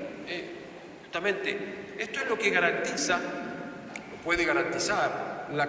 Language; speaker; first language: Spanish; native; Spanish